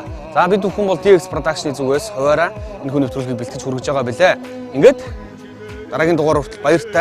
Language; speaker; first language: Mongolian; native; Mongolian